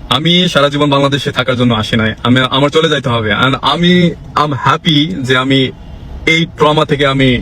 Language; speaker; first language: Bangla; non-native, fluent; English